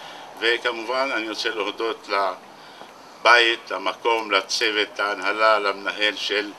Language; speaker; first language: Hebrew; non-native, local second language; Arabic